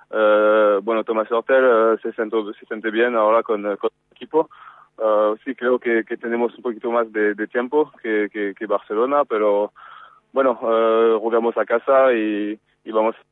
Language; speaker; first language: Spanish; non-native, fluent; French